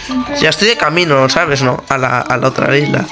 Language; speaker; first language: Spanish; native; Spanish